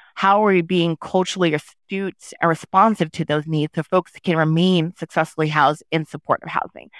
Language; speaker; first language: English; early bilingual, other home language; Haitian Creole